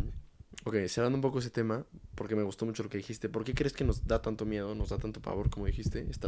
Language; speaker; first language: Spanish; native; Spanish